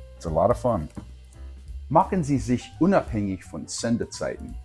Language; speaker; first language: German; native; German